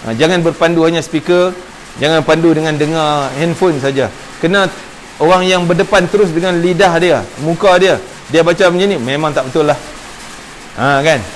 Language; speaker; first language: Malay; native; Malay